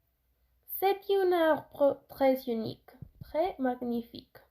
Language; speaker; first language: French; non-native, learner; Spanish